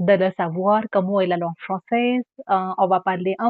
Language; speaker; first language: French; non-native, fluent; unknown